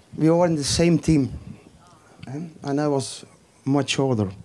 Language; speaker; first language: English; non-native, fluent; Dutch